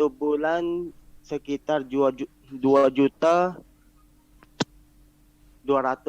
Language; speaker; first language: Indonesian; non-native, learner; Malay